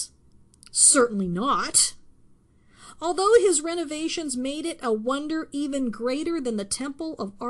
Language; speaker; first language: English; native; English